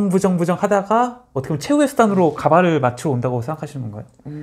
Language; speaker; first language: Korean; native; Korean